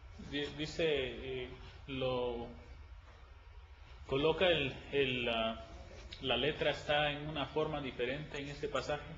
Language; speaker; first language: Spanish; early bilingual, heritage; Spanish